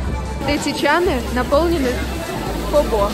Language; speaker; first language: Russian; native; Russian